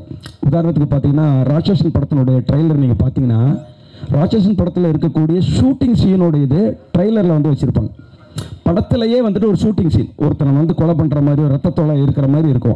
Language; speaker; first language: Tamil; native; Tamil